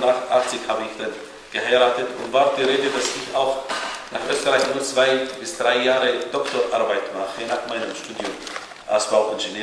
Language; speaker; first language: German; non-native, fluent; Arabic